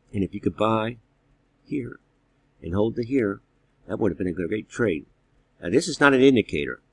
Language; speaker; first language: English; native; English